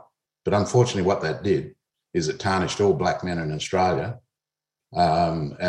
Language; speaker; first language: English; native; English